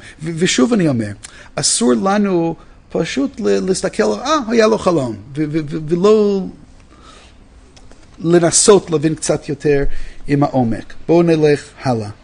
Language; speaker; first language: Hebrew; non-native, fluent; English